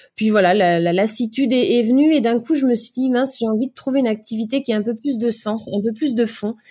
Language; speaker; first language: French; native; French